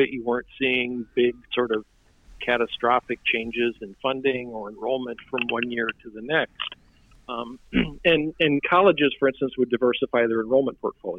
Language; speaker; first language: English; native; English